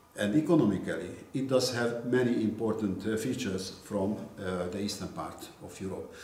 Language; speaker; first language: English; non-native, fluent; Hungarian